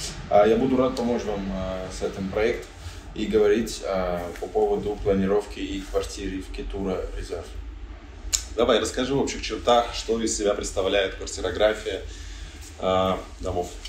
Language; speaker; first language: Russian; native; Russian